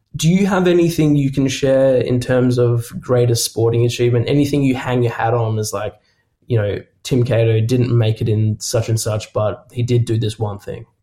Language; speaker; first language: English; native; English